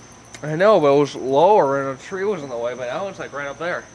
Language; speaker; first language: English; native; English